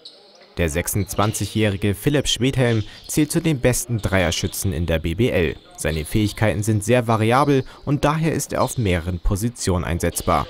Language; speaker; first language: German; native; German